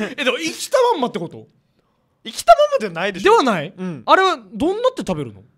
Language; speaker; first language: Japanese; native; Japanese